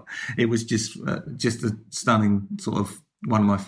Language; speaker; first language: English; native; English